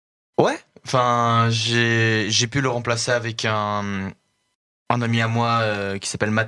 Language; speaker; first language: French; native; French